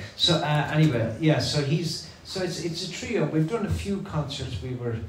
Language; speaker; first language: English; native; English